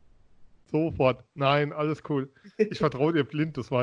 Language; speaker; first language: German; native; German